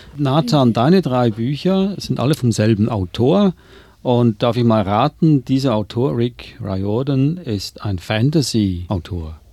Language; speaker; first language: German; native; German